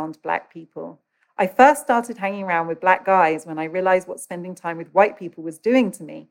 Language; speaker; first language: English; native; English